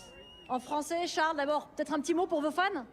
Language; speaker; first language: French; native; French